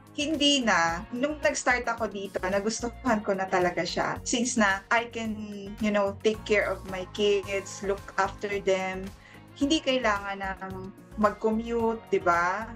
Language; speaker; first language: Filipino; non-native, local second language; Bikol